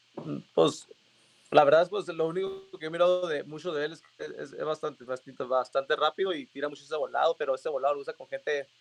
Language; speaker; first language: Spanish; native; Spanish